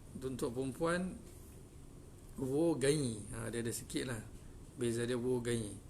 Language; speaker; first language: Malay; native; Malay